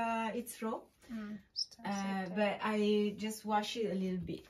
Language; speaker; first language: English; non-native, learner; Italian